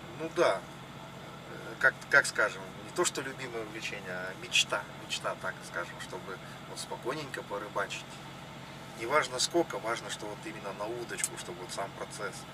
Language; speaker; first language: Russian; native; Russian